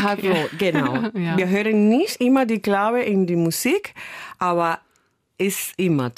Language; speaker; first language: German; non-native, learner; Spanish